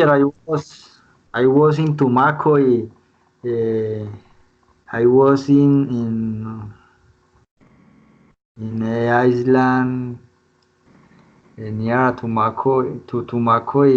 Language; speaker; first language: English; non-native, learner; Spanish